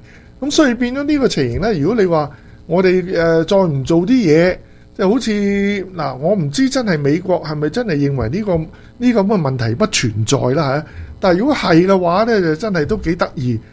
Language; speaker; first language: Chinese; native; Chinese